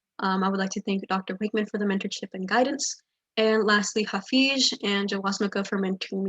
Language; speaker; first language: English; native; English